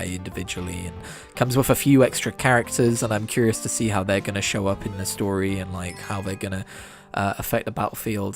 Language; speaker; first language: English; native; English